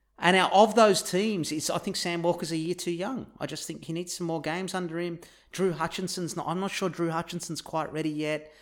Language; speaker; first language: English; early bilingual, other home language; Turkish